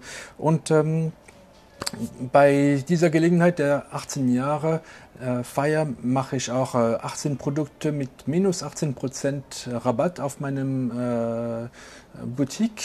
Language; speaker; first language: German; non-native, local second language; French